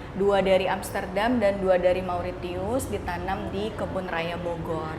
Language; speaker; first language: Indonesian; native; Indonesian